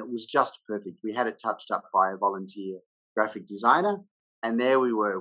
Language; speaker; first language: English; native; English